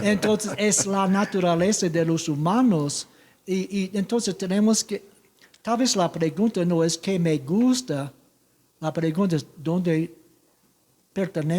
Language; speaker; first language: Spanish; non-native, learner; English